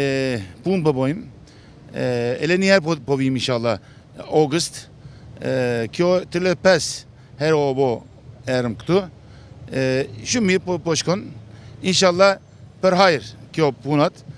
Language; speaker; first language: Albanian; early bilingual, heritage; Turkish